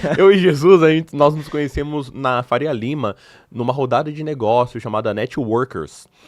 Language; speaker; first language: Portuguese; native; Portuguese